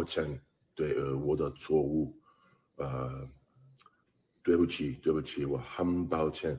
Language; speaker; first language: Chinese; non-native, learner; English